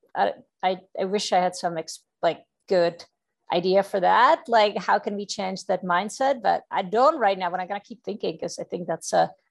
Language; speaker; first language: English; non-native, fluent; Czech